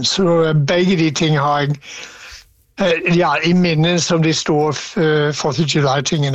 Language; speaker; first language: Norwegian; non-native, fluent; English